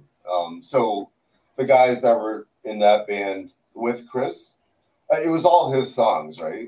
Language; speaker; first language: English; native; English